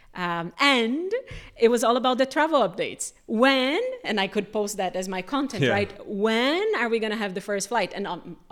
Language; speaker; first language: English; non-native, fluent; Portuguese